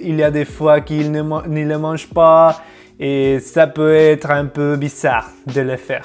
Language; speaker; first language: French; non-native, fluent; Spanish